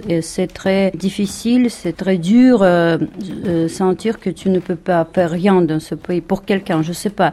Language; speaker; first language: French; non-native, learner; Russian